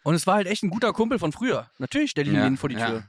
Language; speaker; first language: German; native; German